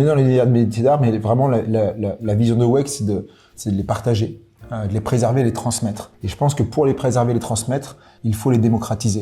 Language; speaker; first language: French; native; French